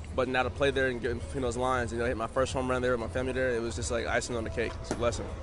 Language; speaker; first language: English; native; English